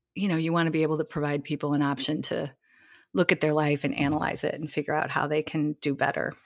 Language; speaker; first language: English; native; English